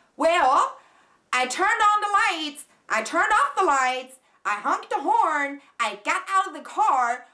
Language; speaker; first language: English; non-native, fluent; German